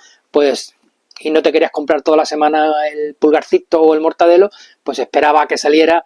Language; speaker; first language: Spanish; native; Spanish